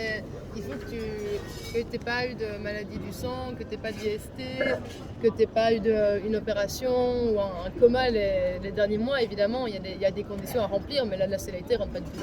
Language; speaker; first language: French; native; French